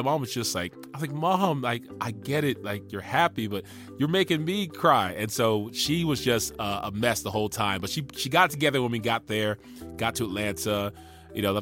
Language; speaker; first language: English; native; English